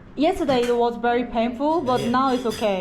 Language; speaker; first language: English; non-native, learner; Korean